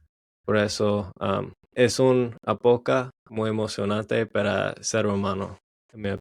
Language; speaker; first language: Spanish; non-native, learner; English